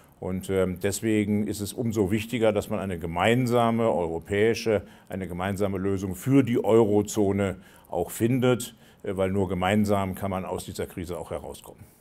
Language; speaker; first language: German; native; German